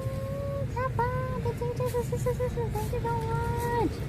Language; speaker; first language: English; non-native, fluent; Korean